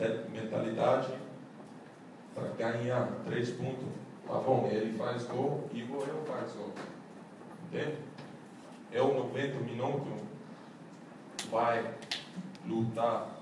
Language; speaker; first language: Portuguese; non-native, learner; English